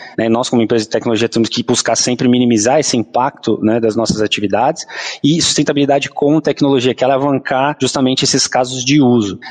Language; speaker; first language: Portuguese; native; Portuguese